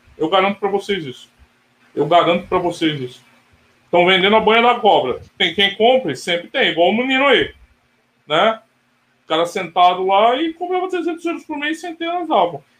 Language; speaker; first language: Portuguese; native; Portuguese